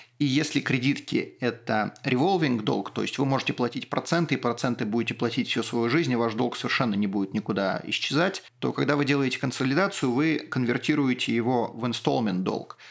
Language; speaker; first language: Russian; native; Russian